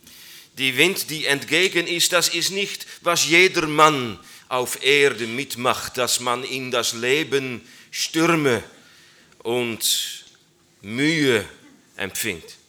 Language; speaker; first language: German; non-native, learner; Dutch